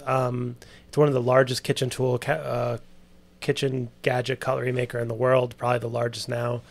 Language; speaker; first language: English; native; English